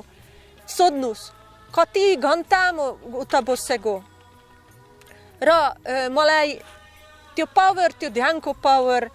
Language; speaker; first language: Nepali; non-native, learner; Slovak